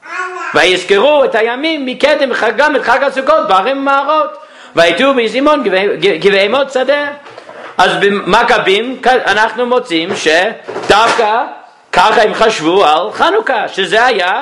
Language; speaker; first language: Hebrew; non-native, fluent; English